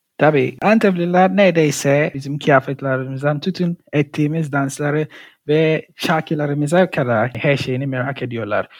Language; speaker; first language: Turkish; non-native, fluent; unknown